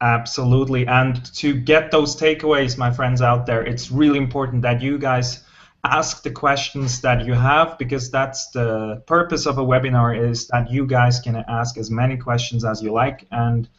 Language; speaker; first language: English; non-native, fluent; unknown